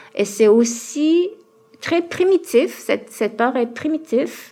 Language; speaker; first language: French; early bilingual, other home language; Korean